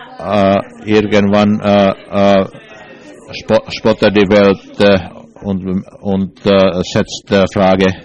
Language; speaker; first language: German; non-native, learner; English